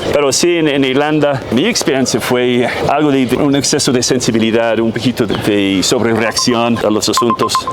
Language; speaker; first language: Spanish; non-native, fluent; English